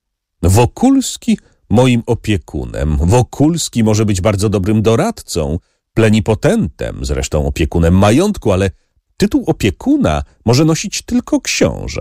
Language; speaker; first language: Polish; native; Polish